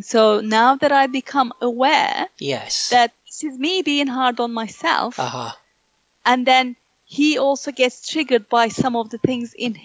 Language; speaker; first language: English; non-native, fluent; Turkish